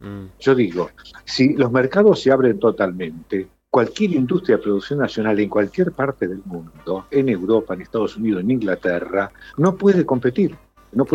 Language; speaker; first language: Spanish; native; Spanish